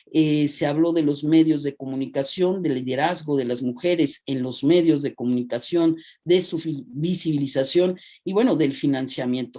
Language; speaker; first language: Spanish; native; Spanish